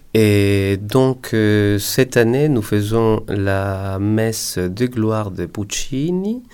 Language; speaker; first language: French; non-native, fluent; Spanish